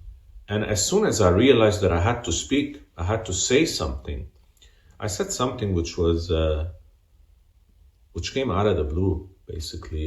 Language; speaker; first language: English; non-native, fluent; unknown